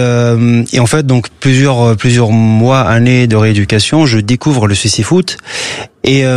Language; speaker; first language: French; non-native, local second language; Kabyle